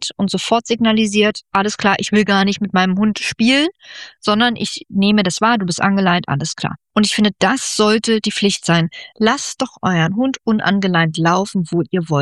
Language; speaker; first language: German; native; German